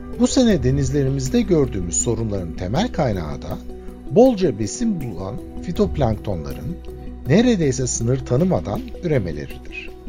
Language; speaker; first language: Turkish; native; Turkish